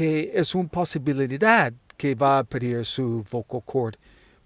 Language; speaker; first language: Spanish; non-native, learner; English